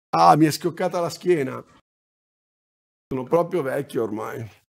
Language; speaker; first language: Italian; native; Italian